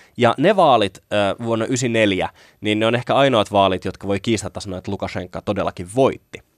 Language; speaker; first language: Finnish; native; Finnish